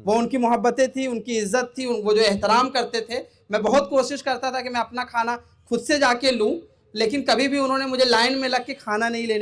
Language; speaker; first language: Hindi; native; Hindi